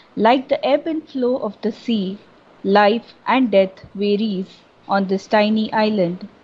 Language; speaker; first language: English; non-native, local second language; Bangla